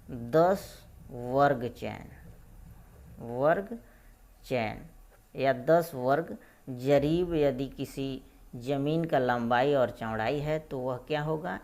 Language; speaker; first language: Hindi; native; Hindi